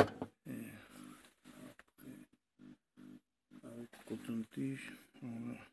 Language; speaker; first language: French; non-native, learner; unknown